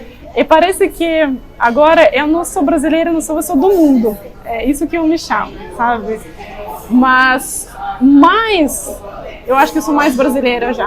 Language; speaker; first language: Portuguese; non-native, fluent; Russian